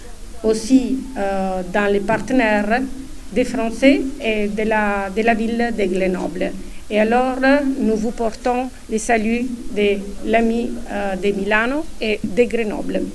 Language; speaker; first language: French; non-native, fluent; Italian